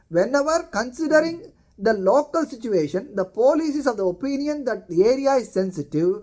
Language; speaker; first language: English; non-native, local second language; Tamil